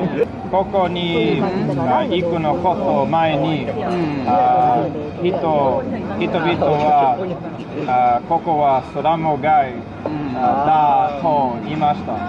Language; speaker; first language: Japanese; non-native, learner; English